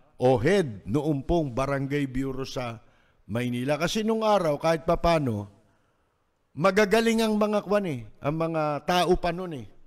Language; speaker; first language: Filipino; native; Filipino